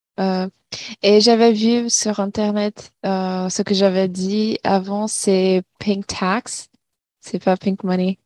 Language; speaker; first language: French; non-native, learner; Portuguese